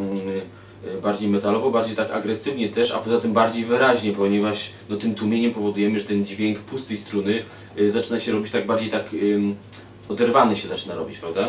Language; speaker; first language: Polish; native; Polish